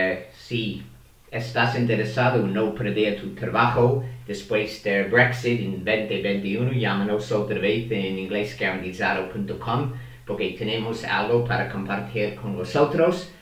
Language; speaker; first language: Spanish; non-native, fluent; English